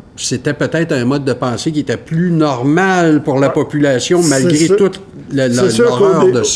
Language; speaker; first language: French; native; French